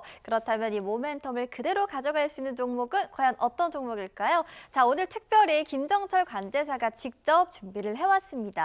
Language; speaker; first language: Korean; native; Korean